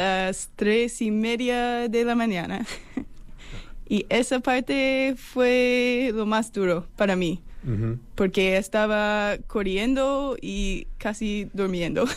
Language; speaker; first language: Spanish; non-native, fluent; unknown